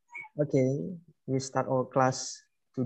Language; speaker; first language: English; non-native, learner; Indonesian